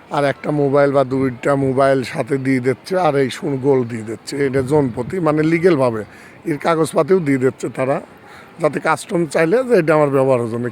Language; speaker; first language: Bangla; native; Bangla